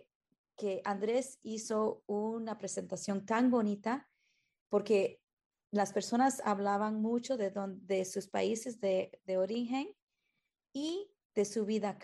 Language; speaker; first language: Spanish; early bilingual, heritage; Spanish